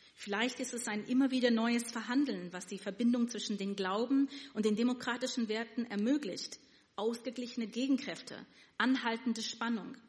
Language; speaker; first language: German; non-native, fluent; Yiddish